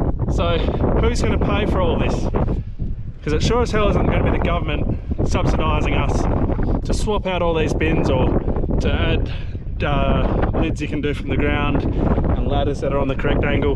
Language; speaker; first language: English; native; English